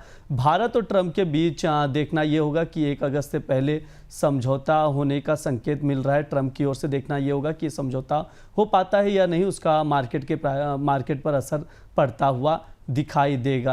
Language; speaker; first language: Hindi; native; Hindi